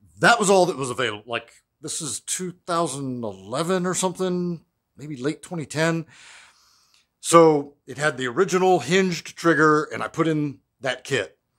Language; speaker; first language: English; native; English